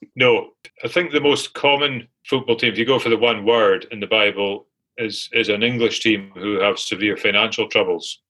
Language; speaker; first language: English; native; English